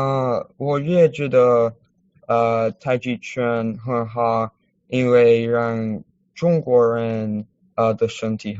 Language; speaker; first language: Chinese; non-native, learner; English